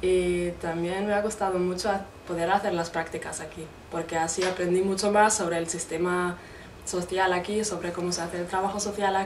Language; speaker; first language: Spanish; non-native, fluent; German